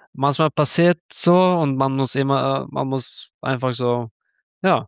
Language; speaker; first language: German; non-native, learner; Norwegian